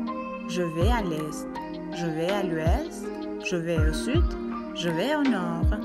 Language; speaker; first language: French; non-native, fluent; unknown